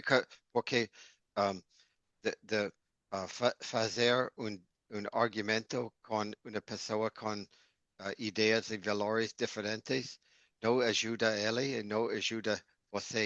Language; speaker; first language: Portuguese; non-native, learner; English